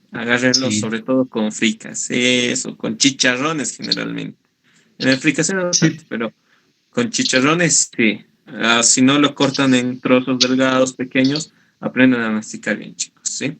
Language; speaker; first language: Spanish; native; Spanish